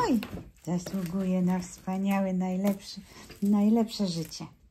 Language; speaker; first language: Polish; native; Polish